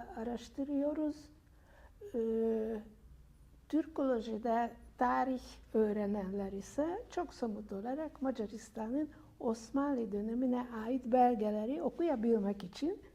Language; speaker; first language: Turkish; non-native, fluent; Hungarian